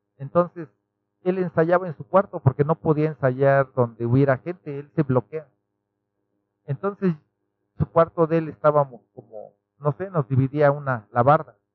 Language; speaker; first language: Spanish; native; Spanish